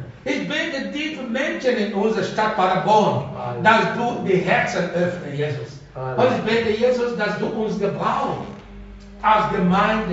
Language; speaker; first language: German; non-native, fluent; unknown